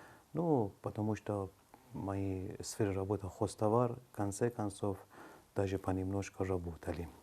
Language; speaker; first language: Russian; non-native, learner; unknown